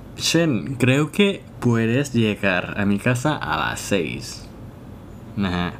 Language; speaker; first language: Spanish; non-native, fluent; Thai